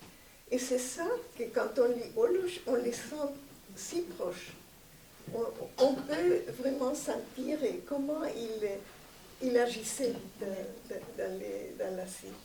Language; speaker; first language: French; non-native, fluent; Spanish